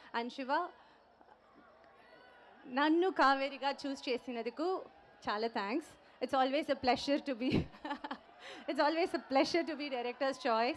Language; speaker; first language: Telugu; non-native, learner; Tamil